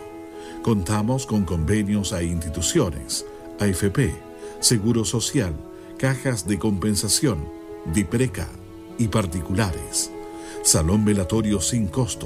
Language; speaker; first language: Spanish; native; Spanish